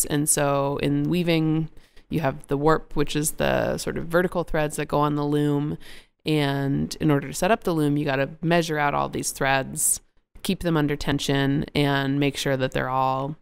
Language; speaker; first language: English; native; English